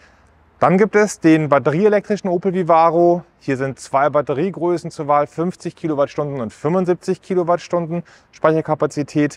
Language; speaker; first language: German; native; German